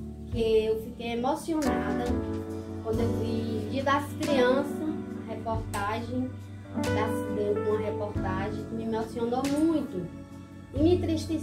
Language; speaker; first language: Portuguese; native; Portuguese